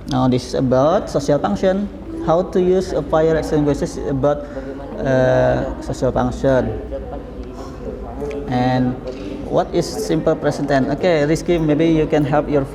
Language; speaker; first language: English; non-native, learner; Indonesian